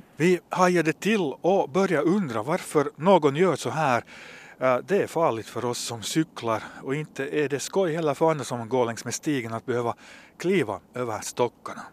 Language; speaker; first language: Swedish; native; Swedish